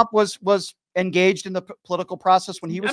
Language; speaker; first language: English; native; English